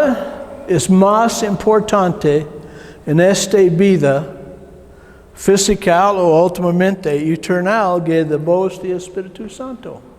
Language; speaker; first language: Spanish; non-native, learner; English